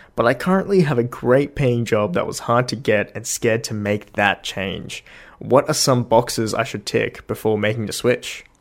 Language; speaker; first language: English; native; English